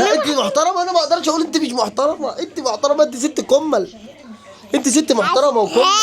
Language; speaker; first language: Arabic; native; Arabic